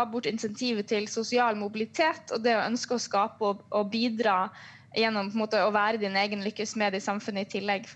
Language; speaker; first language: Norwegian; native; Norwegian